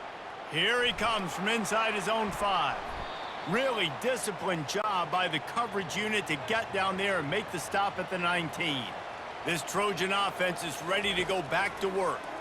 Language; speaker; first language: English; native; English